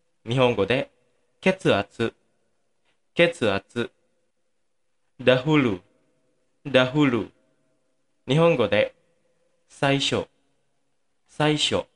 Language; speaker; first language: Japanese; non-native, fluent; Indonesian